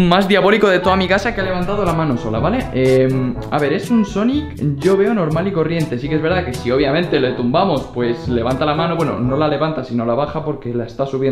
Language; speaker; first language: Spanish; native; Spanish